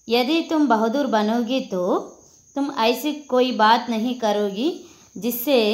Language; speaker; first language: Hindi; non-native, local second language; Telugu